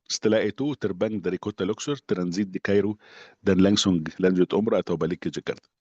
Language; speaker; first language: Indonesian; non-native, fluent; Arabic